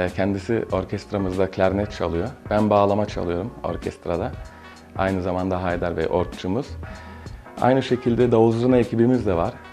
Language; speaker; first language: Turkish; early bilingual, heritage; Turkish